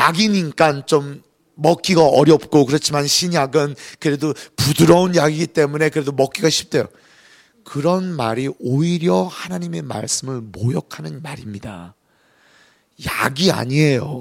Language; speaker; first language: Korean; native; Korean